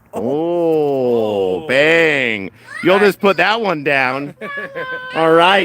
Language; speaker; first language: English; native; English